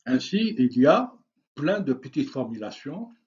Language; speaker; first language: French; non-native, local second language; Arabic